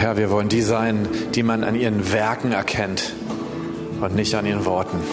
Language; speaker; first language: German; native; German